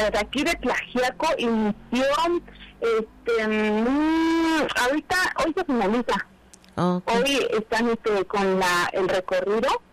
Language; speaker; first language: Spanish; native; Spanish